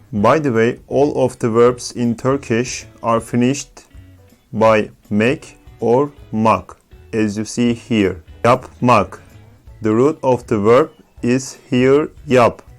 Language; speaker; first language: English; non-native, fluent; Turkish